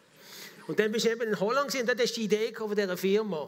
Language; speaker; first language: German; native; German